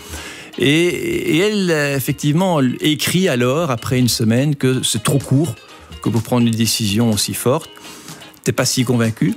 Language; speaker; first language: French; native; French